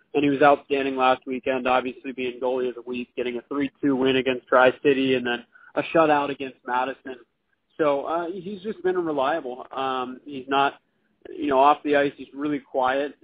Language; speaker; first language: English; native; English